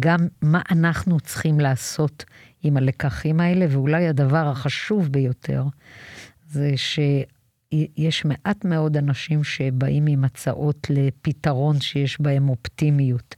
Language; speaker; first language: Hebrew; native; Hebrew